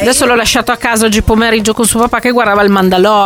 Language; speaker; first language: Italian; native; Italian